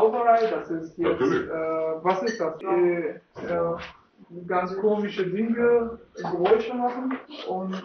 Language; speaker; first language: German; non-native, learner; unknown